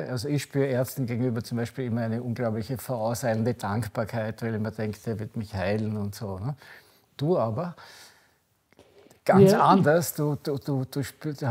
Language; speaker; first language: German; native; German